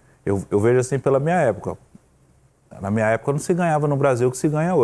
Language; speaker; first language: Portuguese; native; Portuguese